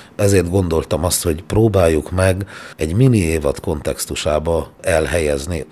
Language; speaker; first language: Hungarian; native; Hungarian